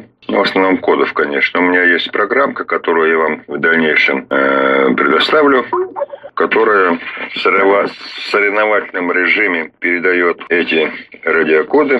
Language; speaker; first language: Russian; native; Russian